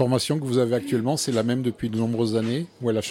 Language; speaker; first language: French; native; French